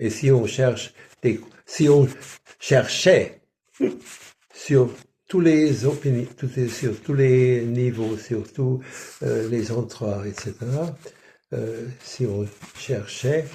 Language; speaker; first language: French; non-native, fluent; German